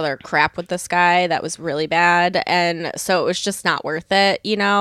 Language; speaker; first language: English; native; English